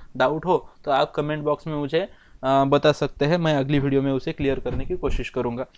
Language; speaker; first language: Hindi; non-native, local second language; Marathi